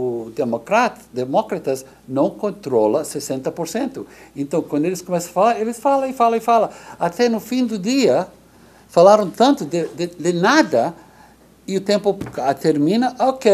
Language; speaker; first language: Portuguese; non-native, fluent; English